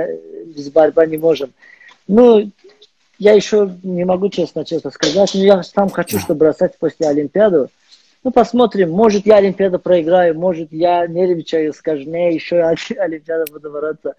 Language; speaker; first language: Russian; non-native, learner; Azerbaijani